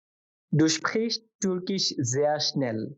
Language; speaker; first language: German; non-native, fluent; Bangla